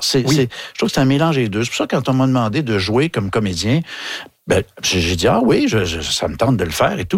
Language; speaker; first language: French; native; French